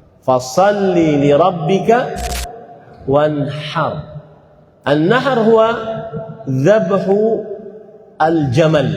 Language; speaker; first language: Arabic; non-native, fluent; Indonesian